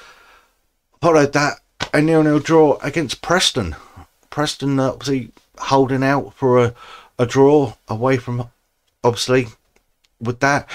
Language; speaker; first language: English; native; English